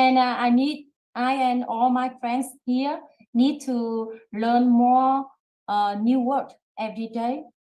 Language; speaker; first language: English; non-native, learner; Vietnamese